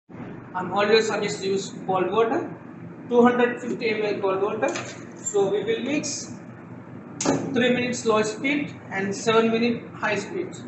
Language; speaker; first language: English; non-native, local second language; Sinhala